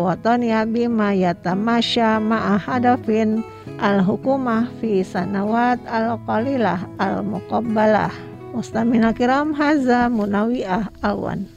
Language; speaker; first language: Arabic; non-native, fluent; Indonesian